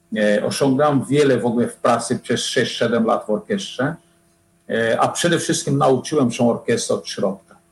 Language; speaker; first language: Polish; non-native, fluent; Portuguese